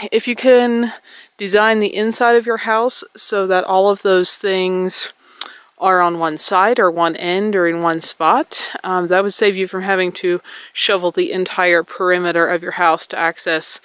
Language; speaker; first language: English; native; English